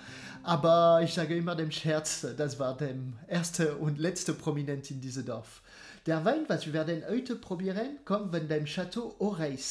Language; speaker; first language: German; non-native, fluent; French